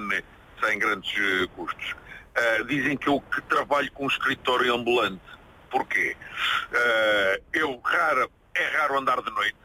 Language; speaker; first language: Portuguese; native; Portuguese